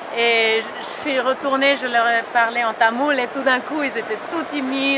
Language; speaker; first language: French; early bilingual, heritage; French